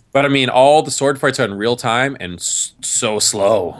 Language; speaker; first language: English; native; English